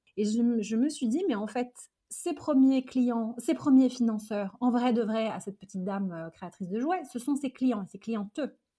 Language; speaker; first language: French; early bilingual, other home language; Arabic